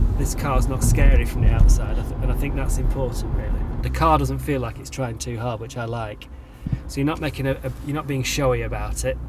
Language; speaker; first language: English; native; English